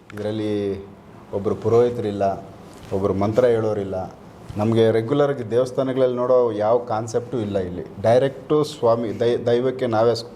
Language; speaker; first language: Kannada; native; Kannada